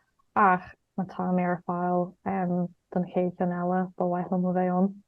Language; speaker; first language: Irish; non-native, local second language; English